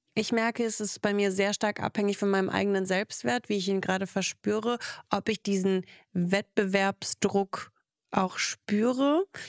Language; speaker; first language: German; early bilingual, other home language; Russian